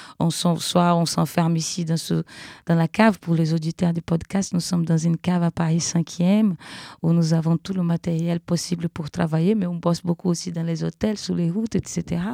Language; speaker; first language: French; non-native, fluent; Portuguese